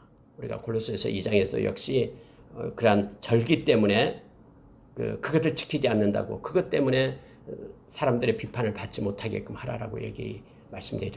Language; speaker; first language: Korean; native; Korean